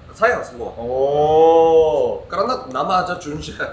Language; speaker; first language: Indonesian; non-native, learner; Korean